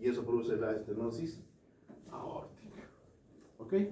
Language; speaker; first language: Spanish; native; Spanish